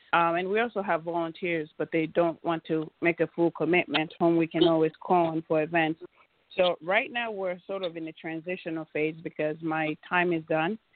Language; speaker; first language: English; native; English